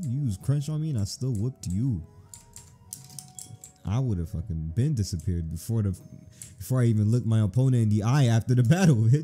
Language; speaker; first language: English; native; English